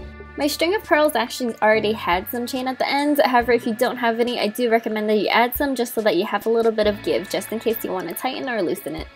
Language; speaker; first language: English; native; English